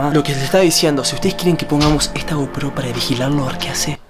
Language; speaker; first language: Spanish; native; Spanish